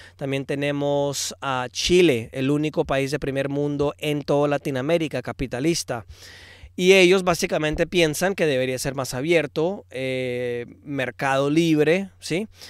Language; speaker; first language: Spanish; early bilingual, heritage; Spanish